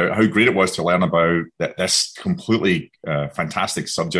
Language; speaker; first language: English; native; English